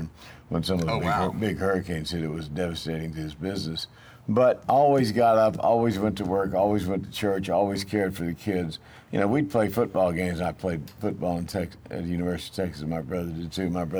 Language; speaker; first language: English; native; English